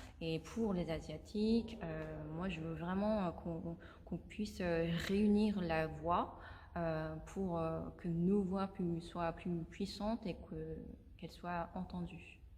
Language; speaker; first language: French; non-native, fluent; Korean